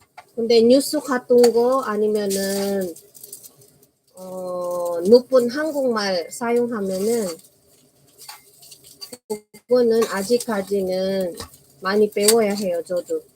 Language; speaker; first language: Korean; non-native, fluent; Filipino